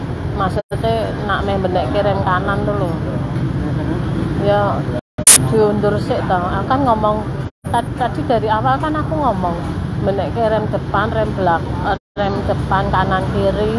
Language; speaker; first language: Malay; non-native, local second language; Javanese